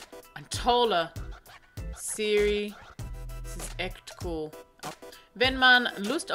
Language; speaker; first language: German; non-native, learner; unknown